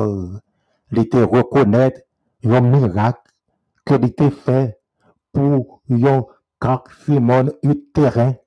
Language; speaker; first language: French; non-native, local second language; Haitian Creole